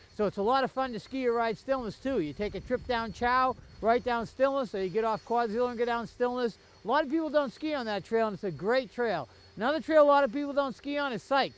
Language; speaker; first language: English; native; English